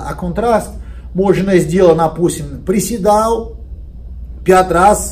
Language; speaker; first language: Russian; non-native, learner; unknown